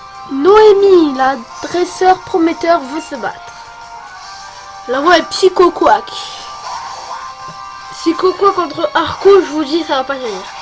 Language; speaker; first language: French; native; French